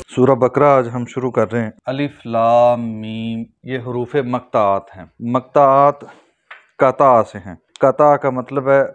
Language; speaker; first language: Urdu; native; Urdu